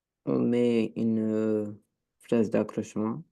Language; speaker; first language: French; non-native, learner; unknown